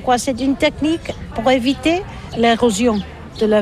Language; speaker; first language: French; non-native, learner; Catalan